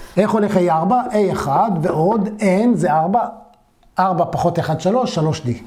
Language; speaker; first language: Hebrew; native; Hebrew